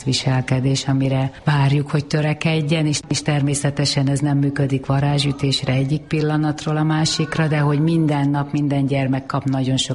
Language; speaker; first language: Hungarian; native; Hungarian